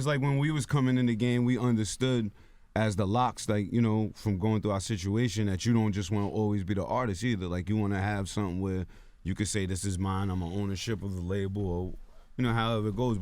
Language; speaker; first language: English; native; English